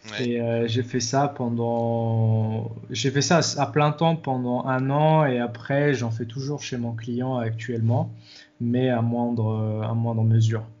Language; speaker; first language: French; non-native, local second language; Arabic